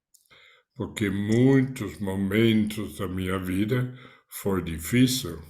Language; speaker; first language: Portuguese; non-native, fluent; German